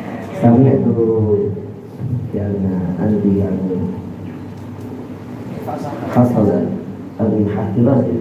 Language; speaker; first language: Arabic; non-native, learner; Indonesian